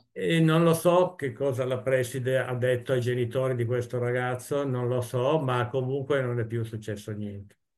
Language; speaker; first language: Italian; native; Italian